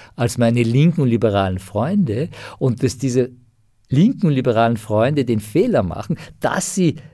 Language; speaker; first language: German; non-native, fluent; Persian